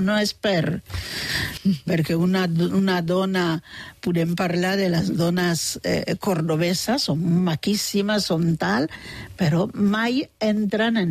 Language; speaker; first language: Catalan; non-native, fluent; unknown